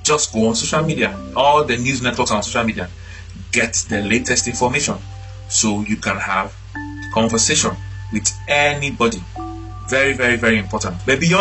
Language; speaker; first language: English; non-native, local second language; Igbo